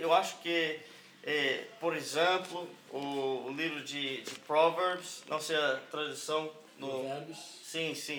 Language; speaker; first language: Portuguese; non-native, learner; English